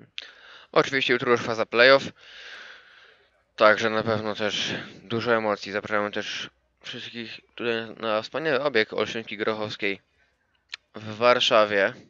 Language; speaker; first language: Polish; native; Polish